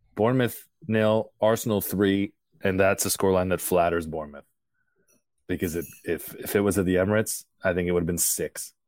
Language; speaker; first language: English; early bilingual, other home language; Portuguese